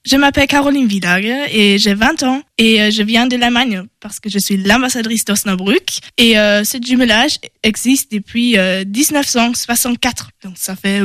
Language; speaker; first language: French; non-native, learner; German